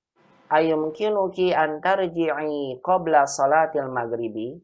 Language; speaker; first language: Arabic; non-native, fluent; Indonesian